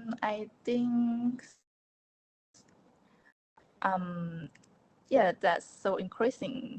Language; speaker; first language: English; non-native, learner; Thai